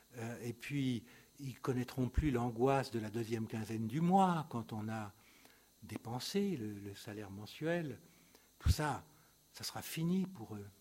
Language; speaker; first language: French; native; French